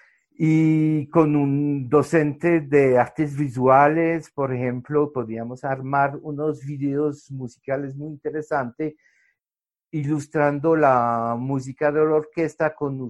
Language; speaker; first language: Spanish; non-native, fluent; French